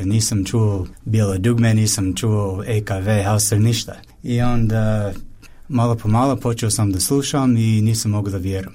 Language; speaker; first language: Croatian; non-native, fluent; English